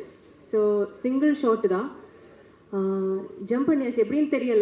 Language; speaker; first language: Tamil; non-native, learner; Malayalam